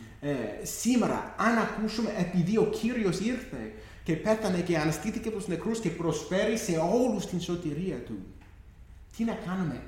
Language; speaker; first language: Greek; non-native, fluent; English